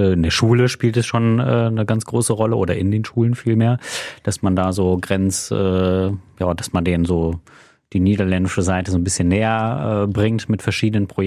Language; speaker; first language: German; native; German